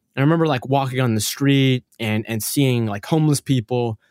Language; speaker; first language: English; early bilingual, other home language; Arabic